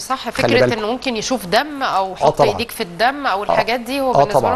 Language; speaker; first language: Arabic; native; Arabic